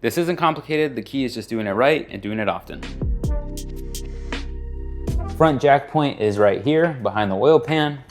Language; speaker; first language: English; native; English